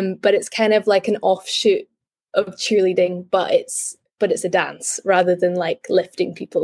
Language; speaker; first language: English; native; English